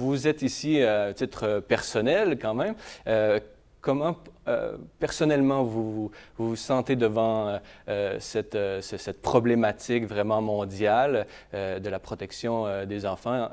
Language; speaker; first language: French; native; French